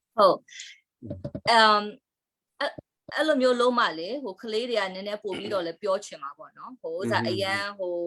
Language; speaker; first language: Burmese; non-native, local second language; Hakha Chin